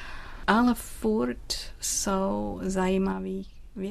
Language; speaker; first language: Czech; non-native, fluent; English